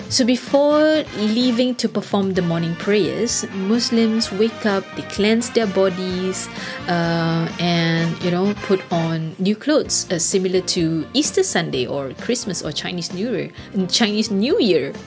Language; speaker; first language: English; non-native, local second language; Malay